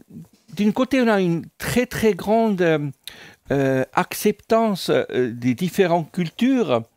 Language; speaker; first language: French; non-native, fluent; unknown